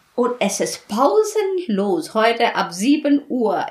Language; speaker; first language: German; non-native, fluent; Bangla